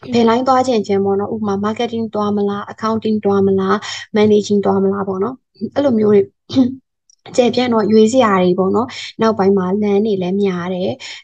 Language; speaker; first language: Burmese; native; Burmese